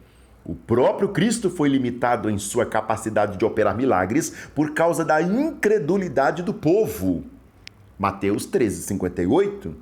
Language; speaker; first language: Portuguese; native; Portuguese